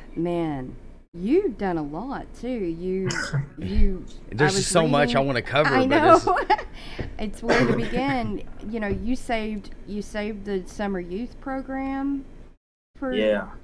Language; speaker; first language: English; native; English